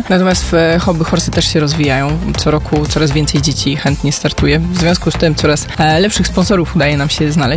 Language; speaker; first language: Polish; native; Polish